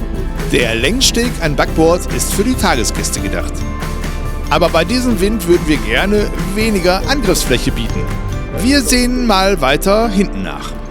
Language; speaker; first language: German; native; German